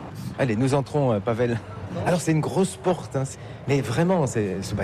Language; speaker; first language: French; native; French